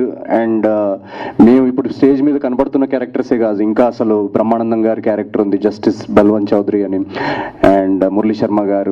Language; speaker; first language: Telugu; native; Telugu